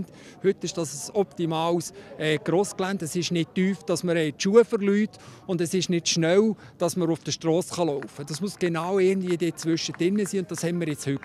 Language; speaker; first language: German; native; German